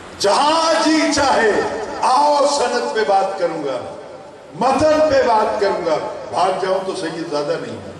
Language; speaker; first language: Urdu; non-native, local second language; Saraiki